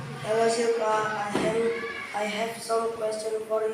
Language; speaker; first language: English; non-native, learner; Indonesian